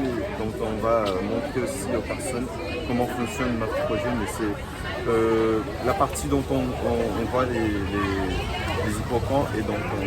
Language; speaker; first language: French; non-native, fluent; Portuguese